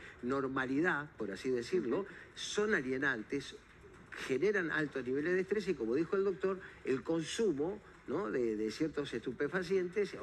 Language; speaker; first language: Spanish; native; Spanish